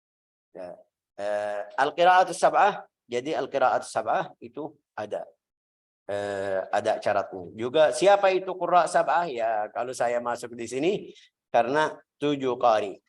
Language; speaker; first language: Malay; non-native, fluent; Arabic